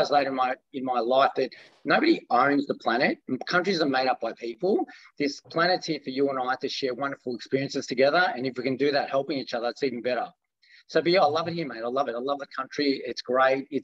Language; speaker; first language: English; early bilingual, other home language; Greek